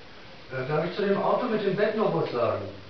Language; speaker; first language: German; native; German